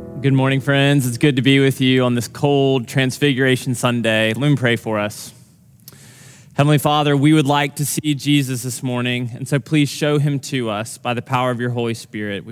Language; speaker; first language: English; native; English